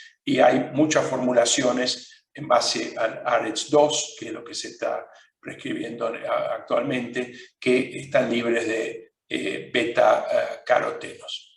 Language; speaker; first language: Spanish; non-native, fluent; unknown